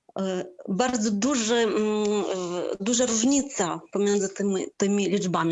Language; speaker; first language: Polish; non-native, fluent; Ukrainian